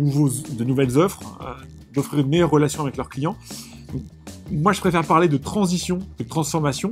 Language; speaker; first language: French; native; French